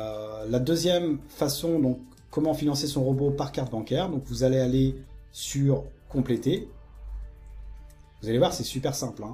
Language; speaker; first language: French; native; French